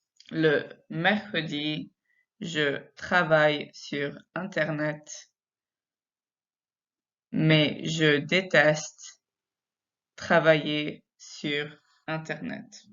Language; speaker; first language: French; non-native, fluent; English